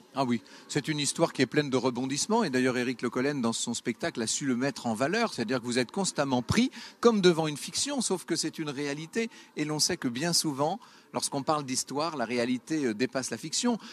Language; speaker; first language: French; native; French